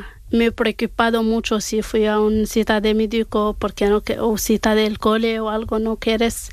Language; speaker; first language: Spanish; non-native, learner; Arabic